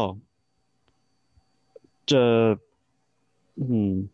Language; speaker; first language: Japanese; non-native, learner; English